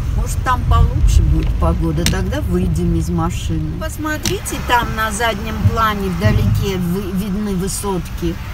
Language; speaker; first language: Russian; non-native, local second language; Armenian